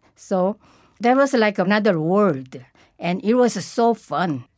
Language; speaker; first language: English; non-native, fluent; Korean